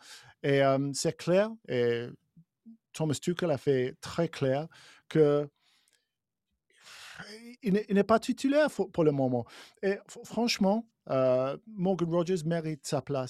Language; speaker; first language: French; non-native, fluent; English